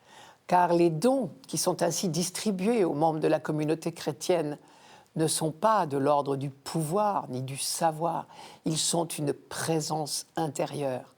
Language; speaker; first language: French; native; French